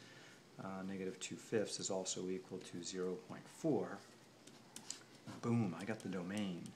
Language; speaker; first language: English; native; English